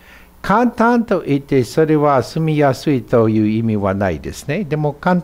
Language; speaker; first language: Japanese; non-native, fluent; English